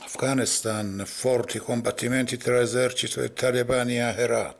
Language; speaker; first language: Italian; non-native, fluent; Persian